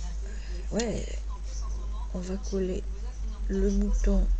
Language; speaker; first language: French; native; French